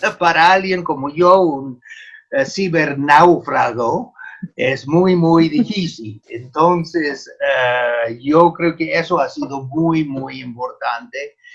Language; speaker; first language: Spanish; non-native, fluent; English